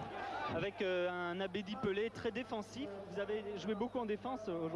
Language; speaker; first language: French; native; French